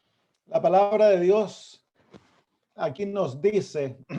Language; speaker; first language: Spanish; native; Spanish